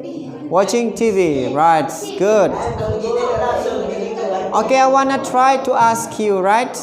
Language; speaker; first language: English; non-native, fluent; Indonesian